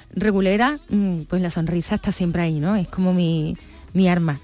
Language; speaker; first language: Spanish; native; Spanish